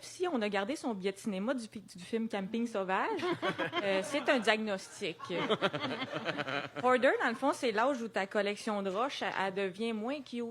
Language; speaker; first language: French; native; French